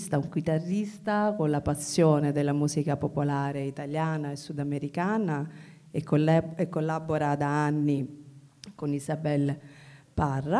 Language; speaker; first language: Italian; native; Italian